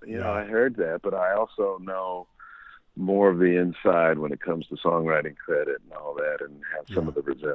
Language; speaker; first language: English; native; English